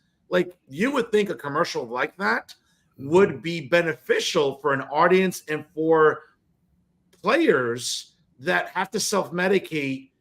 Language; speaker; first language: English; native; English